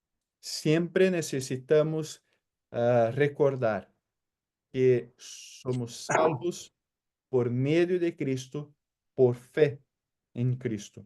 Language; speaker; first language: Spanish; non-native, fluent; Portuguese